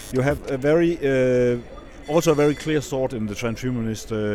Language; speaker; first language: English; non-native, fluent; Danish